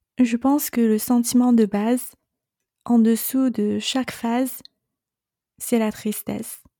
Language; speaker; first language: French; non-native, fluent; Chinese